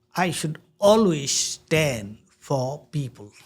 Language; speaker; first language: English; non-native, local second language; Assamese